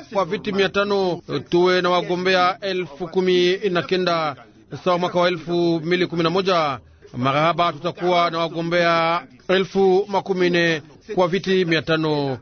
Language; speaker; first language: Swahili; native; Swahili